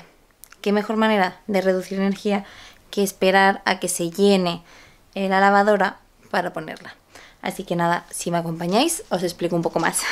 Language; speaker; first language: Spanish; native; Spanish